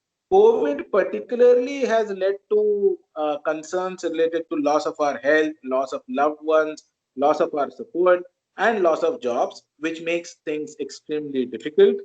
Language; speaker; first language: English; non-native, local second language; Marathi